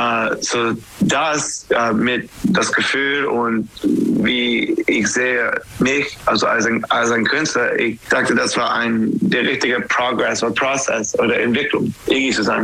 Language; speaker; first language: German; non-native, fluent; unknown